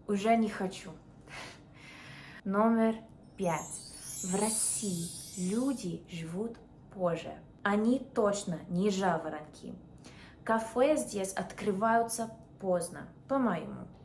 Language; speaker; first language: Russian; non-native, fluent; English